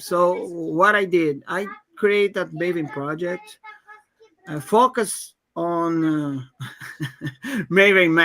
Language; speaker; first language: English; non-native, fluent; Portuguese